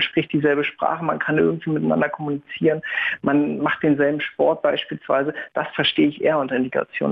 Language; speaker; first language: German; native; German